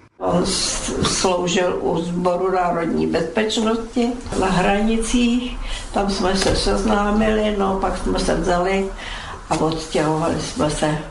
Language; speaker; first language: Czech; native; Czech